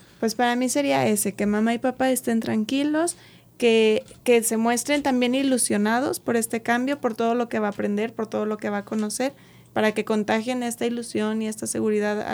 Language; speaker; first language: Spanish; native; Spanish